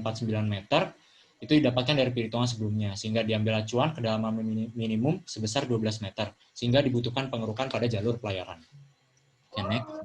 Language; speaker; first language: Indonesian; native; Indonesian